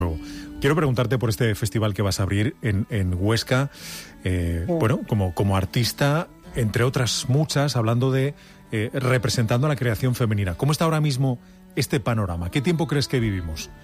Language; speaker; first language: Spanish; native; Spanish